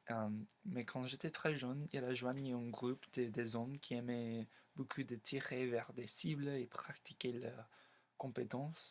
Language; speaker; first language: French; non-native, learner; English